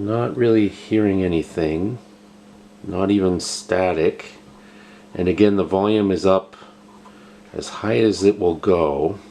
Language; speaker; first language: English; native; English